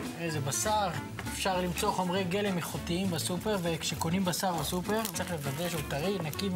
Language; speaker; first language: Hebrew; native; Hebrew